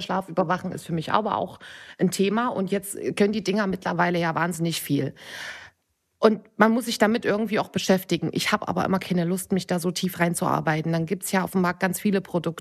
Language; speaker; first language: German; native; German